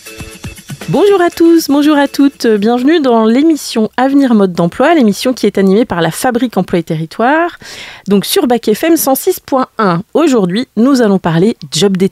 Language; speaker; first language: French; native; French